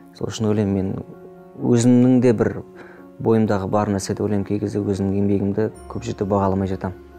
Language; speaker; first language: Kazakh; native; Kazakh